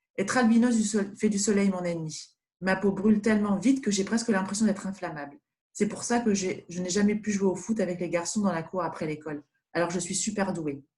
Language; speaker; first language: French; native; French